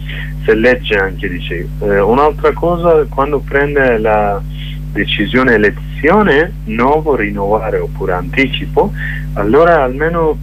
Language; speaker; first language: Italian; non-native, learner; Kurdish